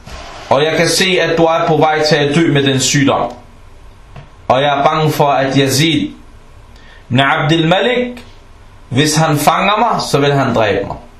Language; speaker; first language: Danish; non-native, fluent; Arabic